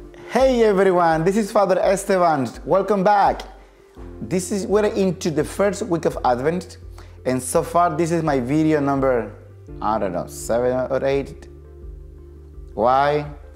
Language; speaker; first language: English; non-native, fluent; Spanish